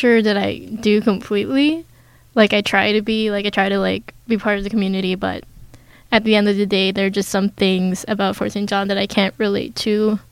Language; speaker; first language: English; non-native, local second language; Filipino